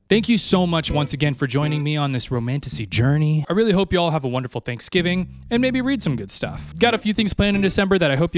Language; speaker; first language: English; native; English